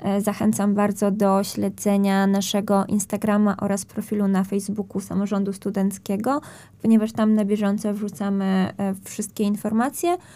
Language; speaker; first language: Polish; native; Polish